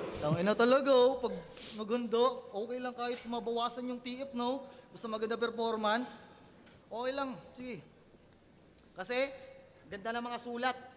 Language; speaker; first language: Filipino; non-native, local second language; Cebuano